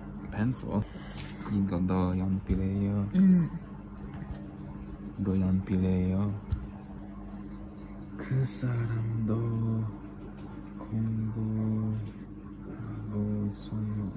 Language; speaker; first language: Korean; non-native, learner; English